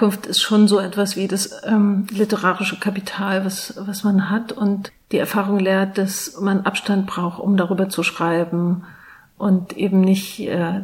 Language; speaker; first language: German; native; German